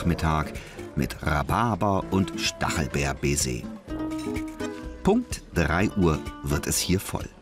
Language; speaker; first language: German; native; German